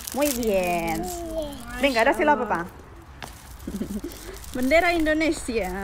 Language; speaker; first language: Spanish; non-native, fluent; Indonesian